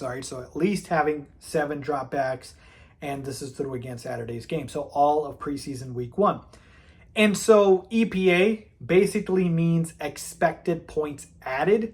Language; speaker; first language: English; native; English